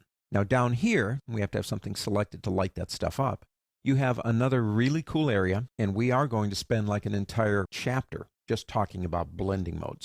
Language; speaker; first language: English; native; English